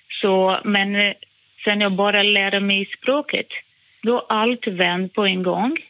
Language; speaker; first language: Swedish; non-native, fluent; Portuguese